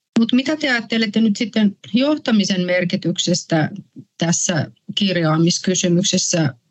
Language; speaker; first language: Finnish; native; Finnish